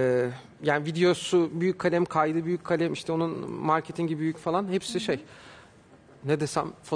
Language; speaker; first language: Turkish; native; Turkish